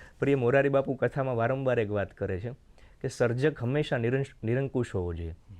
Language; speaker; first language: Gujarati; native; Gujarati